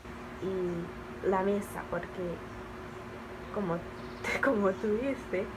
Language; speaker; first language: Spanish; non-native, learner; English